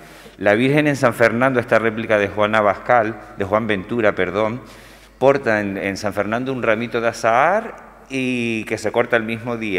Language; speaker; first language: Spanish; native; Spanish